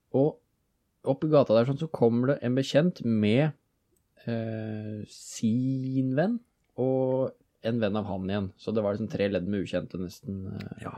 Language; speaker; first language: Norwegian; native; Norwegian